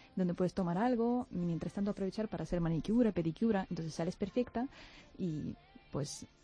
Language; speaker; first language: Spanish; non-native, fluent; Russian